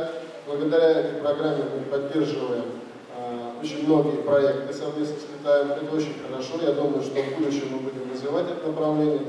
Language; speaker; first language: Russian; native; Russian